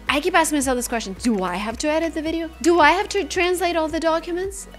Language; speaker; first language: English; non-native, fluent; Russian